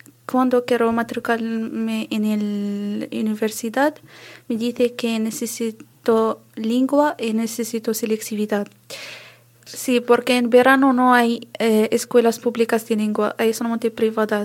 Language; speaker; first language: Spanish; non-native, learner; Arabic